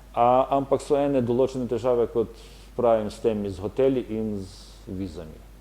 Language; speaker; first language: Slovenian; non-native, fluent; Ukrainian